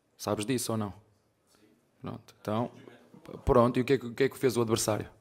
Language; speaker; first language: Portuguese; native; Portuguese